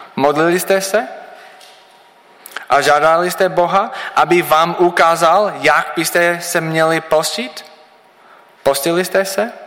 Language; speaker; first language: Czech; non-native, learner; English